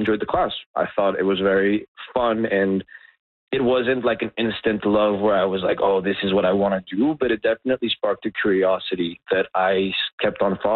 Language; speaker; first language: English; non-native, fluent; Spanish